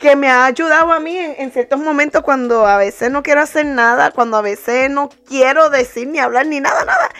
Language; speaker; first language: Spanish; early bilingual, heritage; Spanish